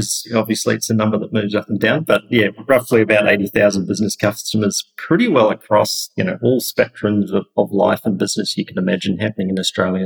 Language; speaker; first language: English; native; English